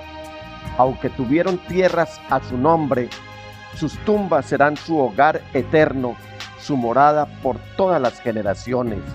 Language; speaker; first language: Spanish; native; Spanish